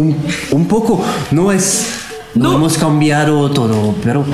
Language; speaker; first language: Spanish; non-native, learner; French